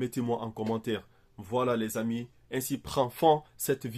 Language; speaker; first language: French; native; French